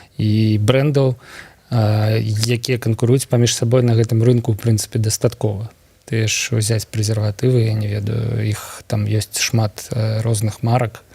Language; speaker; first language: Belarusian; non-native, local second language; Russian